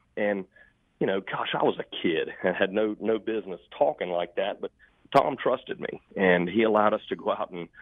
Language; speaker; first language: English; native; English